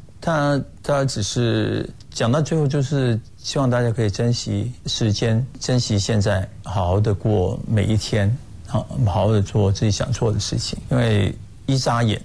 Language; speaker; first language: Chinese; non-native, local second language; Cantonese